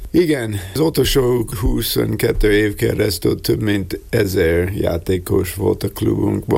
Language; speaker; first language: Hungarian; non-native, learner; English